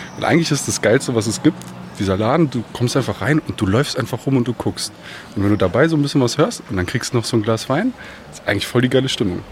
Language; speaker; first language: German; early bilingual, other home language; Bosnian